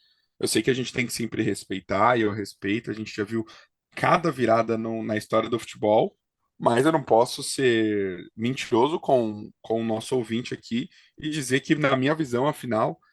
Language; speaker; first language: Portuguese; native; Portuguese